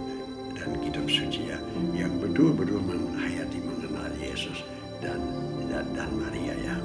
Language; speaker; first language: Indonesian; non-native, fluent; Dutch